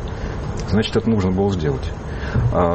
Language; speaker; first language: Russian; native; Russian